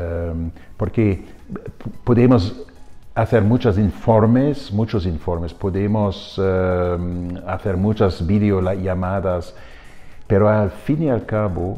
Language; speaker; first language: Spanish; non-native, fluent; German